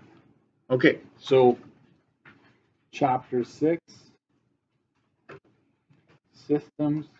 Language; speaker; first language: English; native; English